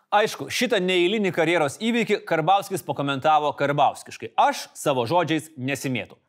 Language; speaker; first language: Lithuanian; native; Lithuanian